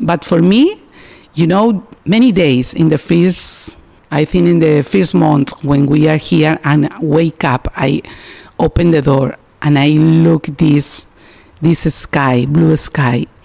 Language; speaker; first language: English; non-native, learner; Spanish